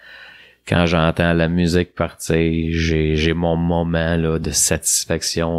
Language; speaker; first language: French; native; French